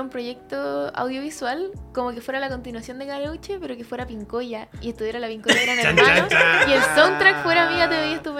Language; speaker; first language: Spanish; native; Spanish